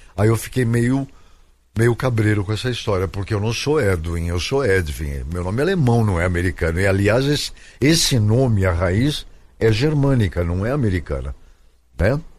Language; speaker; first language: Portuguese; native; Portuguese